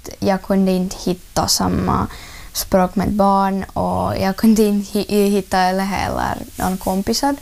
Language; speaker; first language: Swedish; non-native, learner; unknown